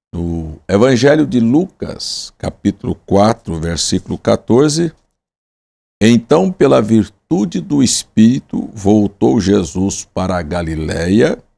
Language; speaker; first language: Portuguese; native; Portuguese